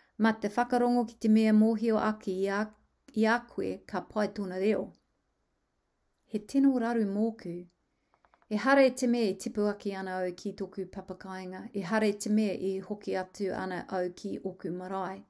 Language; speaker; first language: Māori; non-native, local second language; English